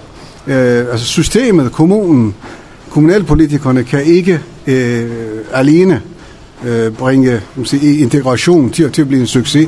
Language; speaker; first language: Danish; non-native, fluent; Persian